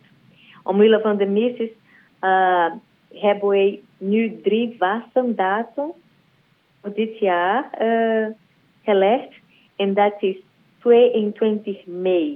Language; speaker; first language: Dutch; non-native, learner; Portuguese